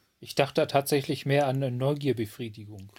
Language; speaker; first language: German; native; German